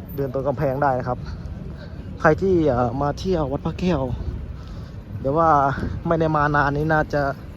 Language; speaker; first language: Thai; native; Thai